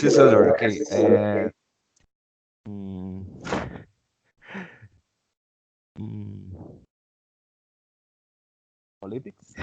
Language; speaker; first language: English; non-native, learner; Spanish